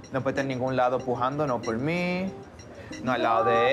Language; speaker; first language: Spanish; native; Spanish